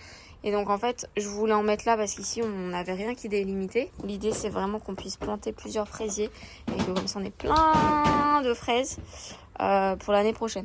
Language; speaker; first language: French; native; French